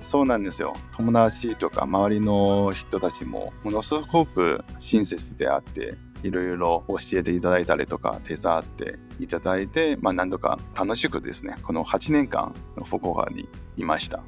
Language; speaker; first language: Japanese; non-native, fluent; Chinese